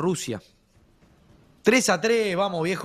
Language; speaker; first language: Spanish; native; Spanish